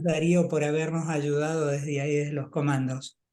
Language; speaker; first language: Spanish; native; Spanish